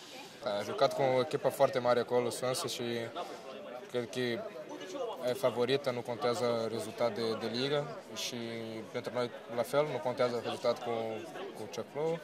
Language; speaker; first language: Romanian; non-native, learner; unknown